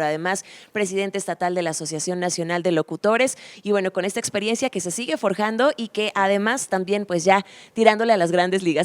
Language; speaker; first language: Spanish; native; Spanish